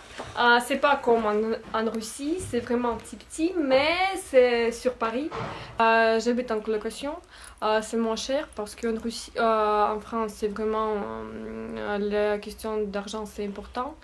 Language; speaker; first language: French; non-native, learner; Russian